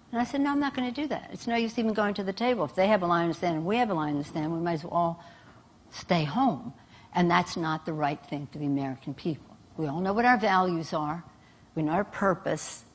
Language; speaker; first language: English; native; English